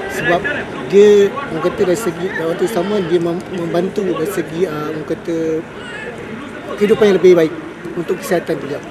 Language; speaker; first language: Malay; native; Malay